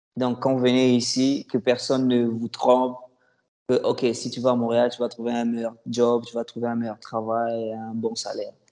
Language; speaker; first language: French; non-native, local second language; Lingala